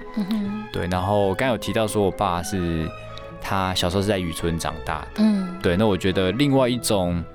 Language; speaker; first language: Chinese; native; Chinese